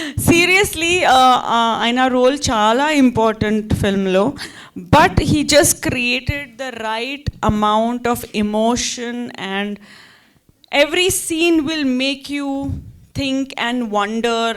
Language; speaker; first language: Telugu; non-native, fluent; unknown